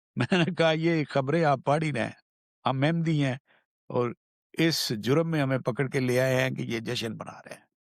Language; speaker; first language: Urdu; non-native, local second language; Punjabi